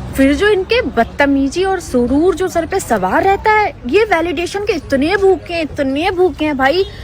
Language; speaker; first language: Hindi; native; Hindi